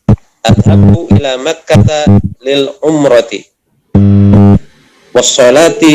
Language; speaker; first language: Arabic; non-native, learner; Indonesian